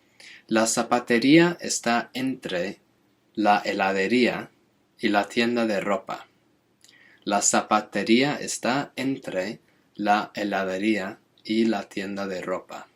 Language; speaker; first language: Spanish; non-native, fluent; English